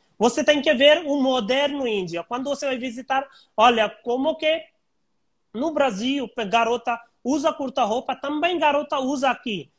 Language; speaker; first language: Portuguese; non-native, learner; Hindi